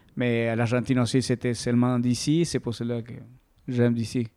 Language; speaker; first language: French; non-native, learner; Spanish